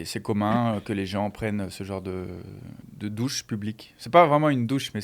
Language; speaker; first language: French; non-native, fluent; Portuguese